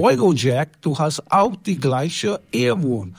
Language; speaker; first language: German; non-native, learner; English